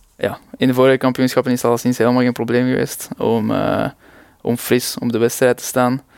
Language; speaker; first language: Dutch; native; Dutch